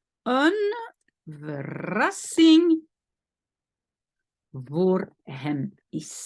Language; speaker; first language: Dutch; non-native, fluent; French